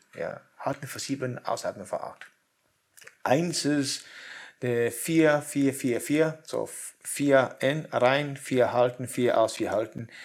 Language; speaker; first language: German; non-native, learner; English